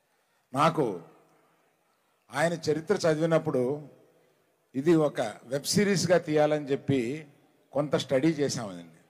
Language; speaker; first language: Telugu; native; Telugu